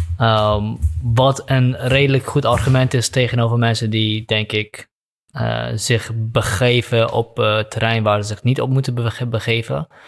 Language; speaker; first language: Dutch; native; Dutch